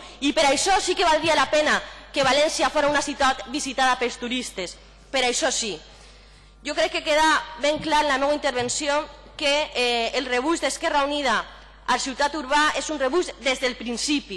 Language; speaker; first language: Catalan; native; Catalan